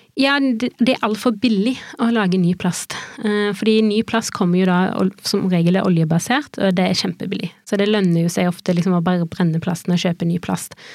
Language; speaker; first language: Norwegian; native; Norwegian